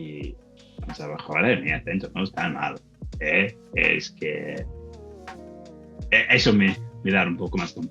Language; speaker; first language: Spanish; non-native, learner; English